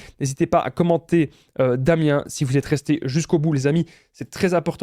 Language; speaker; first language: French; native; French